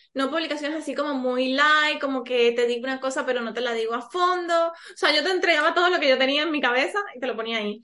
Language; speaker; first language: Spanish; native; Spanish